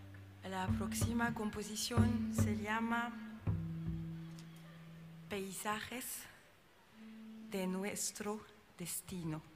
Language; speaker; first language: Spanish; non-native, learner; French